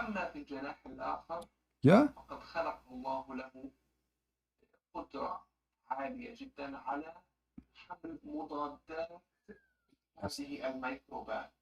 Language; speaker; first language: Arabic; native; Arabic